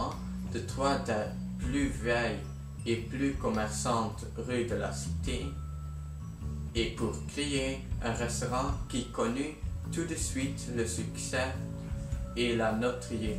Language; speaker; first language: French; non-native, learner; Dutch